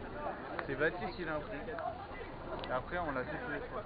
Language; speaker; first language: French; native; French